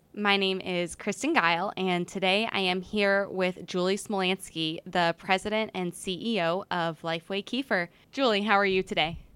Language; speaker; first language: English; native; English